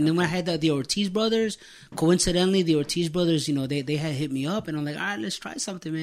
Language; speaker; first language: English; early bilingual, other home language; Spanish